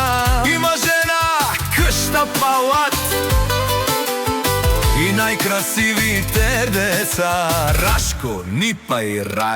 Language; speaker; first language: Bulgarian; non-native, local second language; Romany